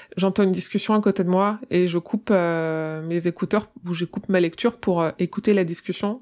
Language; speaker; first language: French; native; French